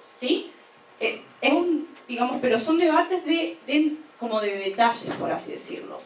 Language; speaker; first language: Spanish; native; Spanish